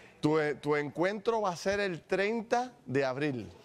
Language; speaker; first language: Spanish; native; Spanish